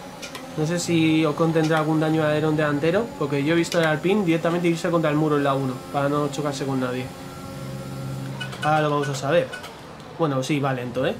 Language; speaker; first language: Spanish; native; Spanish